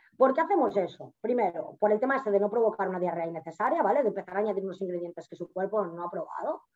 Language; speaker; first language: Spanish; native; Spanish